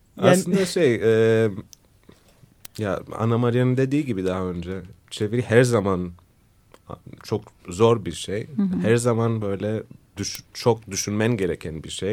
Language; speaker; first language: Turkish; non-native, fluent; Greek